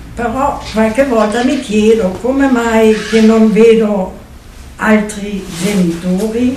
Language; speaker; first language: Italian; non-native, fluent; German